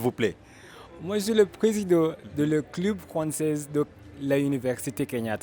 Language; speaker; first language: French; non-native, learner; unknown